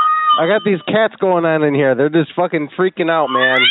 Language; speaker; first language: English; native; English